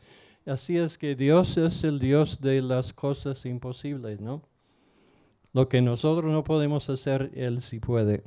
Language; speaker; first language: Spanish; non-native, fluent; English